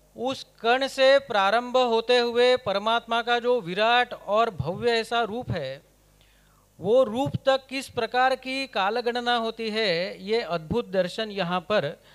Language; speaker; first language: Hindi; non-native, local second language; Kannada